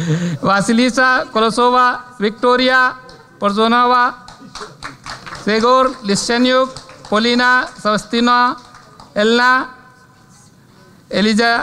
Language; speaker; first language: Hindi; native; Hindi